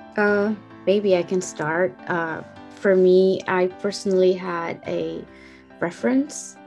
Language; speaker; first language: English; non-native, fluent; Indonesian